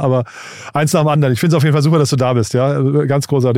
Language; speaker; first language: German; native; German